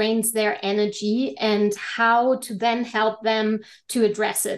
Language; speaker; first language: English; non-native, fluent; German